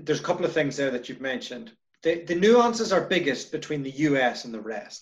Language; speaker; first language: English; native; English